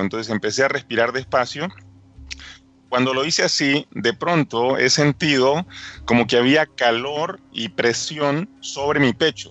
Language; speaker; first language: Spanish; native; Spanish